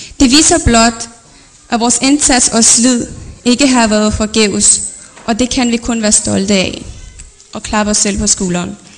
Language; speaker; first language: Danish; early bilingual, other home language; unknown